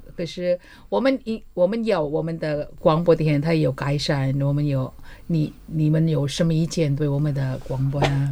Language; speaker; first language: Chinese; non-native, fluent; Indonesian